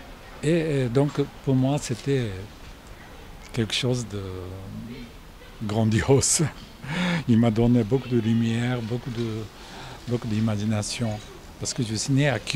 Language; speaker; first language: French; non-native, fluent; Japanese